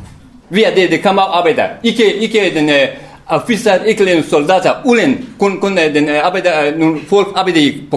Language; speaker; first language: Danish; non-native, learner; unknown